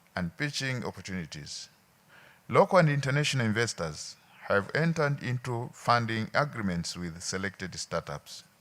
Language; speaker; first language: English; non-native, local second language; Swahili